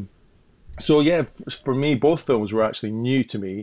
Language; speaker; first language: English; native; English